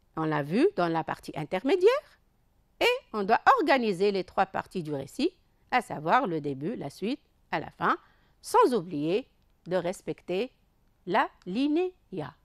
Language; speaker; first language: French; non-native, local second language; Arabic